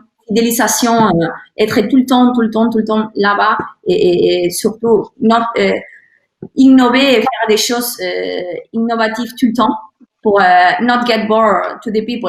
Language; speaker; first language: French; non-native, learner; Spanish